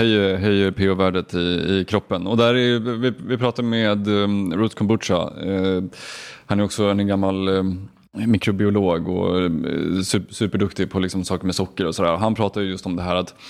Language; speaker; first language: Swedish; native; Swedish